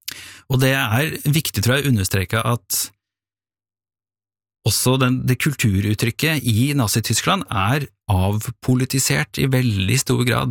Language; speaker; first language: Norwegian; native; Norwegian